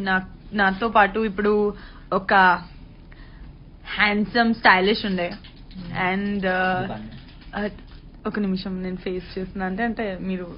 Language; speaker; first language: Telugu; non-native, learner; Gujarati